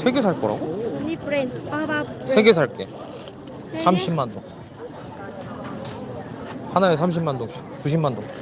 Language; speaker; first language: Korean; native; Korean